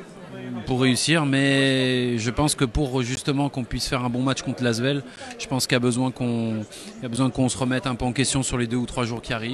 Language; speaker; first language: French; native; French